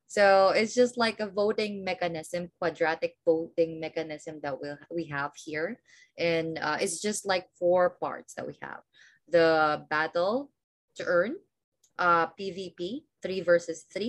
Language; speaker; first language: English; non-native, local second language; Filipino